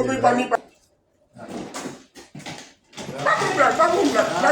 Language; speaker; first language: Spanish; non-native, learner; Haitian Creole